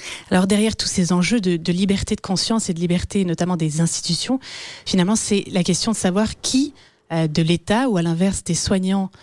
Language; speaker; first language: French; native; French